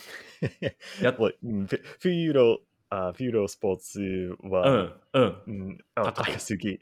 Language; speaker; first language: Japanese; non-native, learner; English